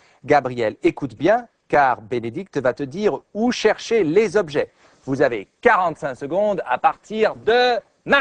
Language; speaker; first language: French; native; French